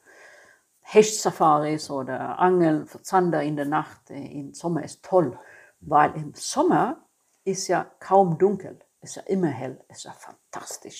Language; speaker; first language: German; non-native, fluent; Swedish